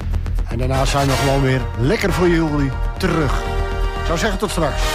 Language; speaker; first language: Dutch; native; Dutch